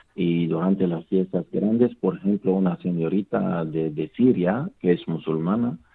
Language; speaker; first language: Spanish; non-native, fluent; Arabic